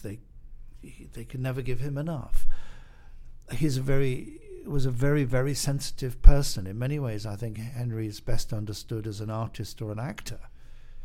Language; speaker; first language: English; native; English